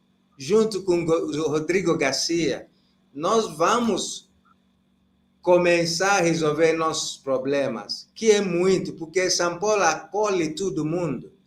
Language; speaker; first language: Portuguese; non-native, fluent; Igbo